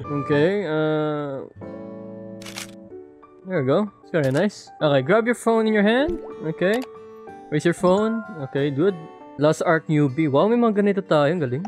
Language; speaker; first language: English; non-native, local second language; Filipino